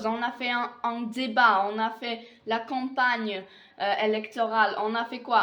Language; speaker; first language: French; non-native, fluent; Polish